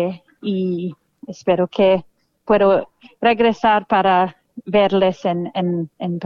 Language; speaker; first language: Spanish; non-native, fluent; English